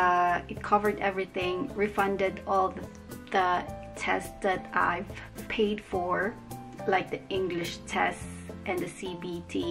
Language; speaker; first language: English; non-native, local second language; Filipino